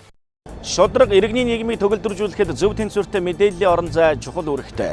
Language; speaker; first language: Mongolian; native; Mongolian